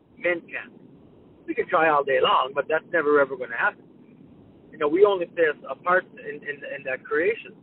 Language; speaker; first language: English; non-native, fluent; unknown